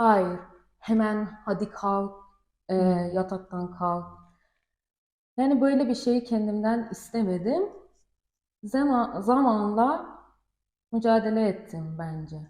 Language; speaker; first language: Turkish; non-native, learner; Persian